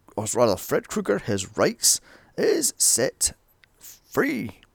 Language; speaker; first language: English; native; English